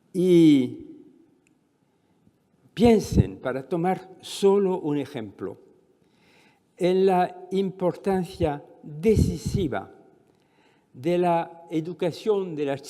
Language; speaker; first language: Spanish; non-native, fluent; French